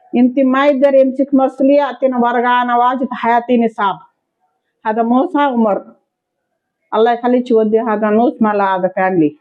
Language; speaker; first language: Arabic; non-native, learner; Telugu